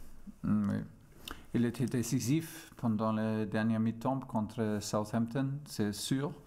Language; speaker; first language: French; non-native, fluent; German